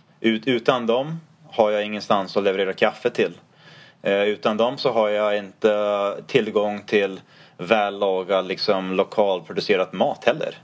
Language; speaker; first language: Swedish; non-native, fluent; English